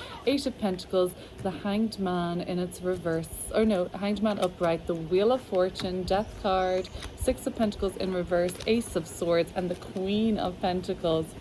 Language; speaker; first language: English; native; English